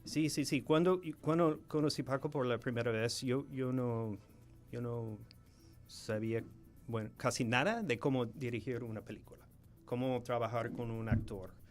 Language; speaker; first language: Spanish; non-native, fluent; English